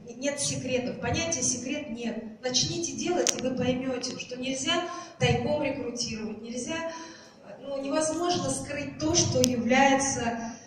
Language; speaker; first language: Russian; non-native, local second language; Tatar